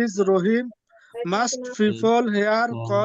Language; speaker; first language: English; non-native, learner; Bangla